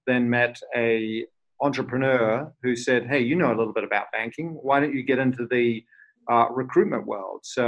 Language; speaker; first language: English; native; English